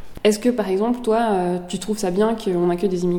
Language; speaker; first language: French; native; French